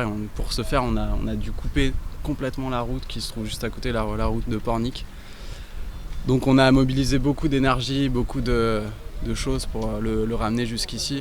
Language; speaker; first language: French; native; French